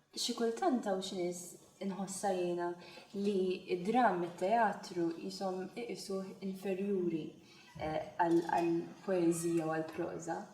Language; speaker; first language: Maltese; native; Maltese